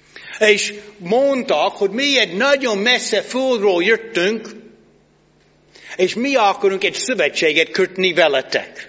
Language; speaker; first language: Hungarian; non-native, fluent; English